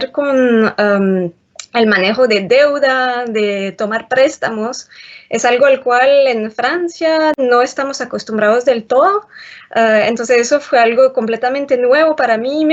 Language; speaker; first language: Spanish; non-native, fluent; French